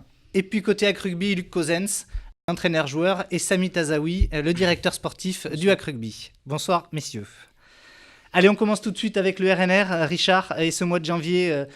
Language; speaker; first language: French; native; French